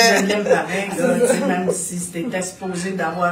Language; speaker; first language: French; native; French